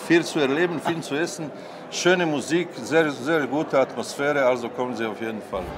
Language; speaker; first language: German; non-native, fluent; Croatian